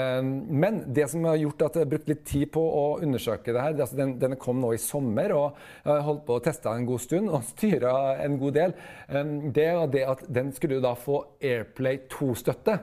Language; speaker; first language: Norwegian; native; Norwegian